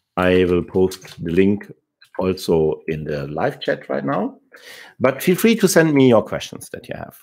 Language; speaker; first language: English; non-native, fluent; German